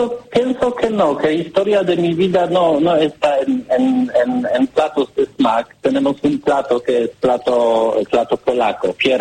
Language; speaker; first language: Spanish; non-native, learner; Polish